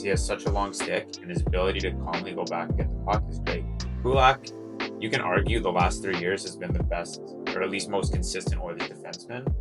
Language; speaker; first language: English; native; English